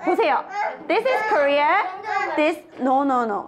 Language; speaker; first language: English; non-native, fluent; Korean